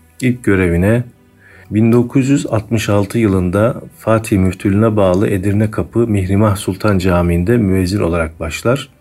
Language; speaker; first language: Turkish; native; Turkish